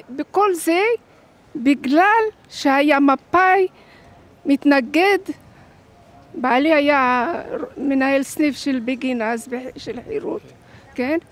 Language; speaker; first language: Hebrew; non-native, fluent; Arabic